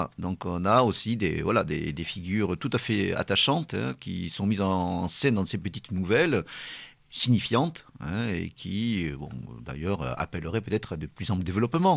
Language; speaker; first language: French; native; French